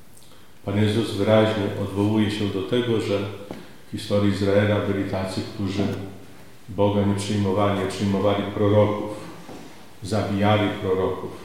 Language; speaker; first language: Polish; native; Polish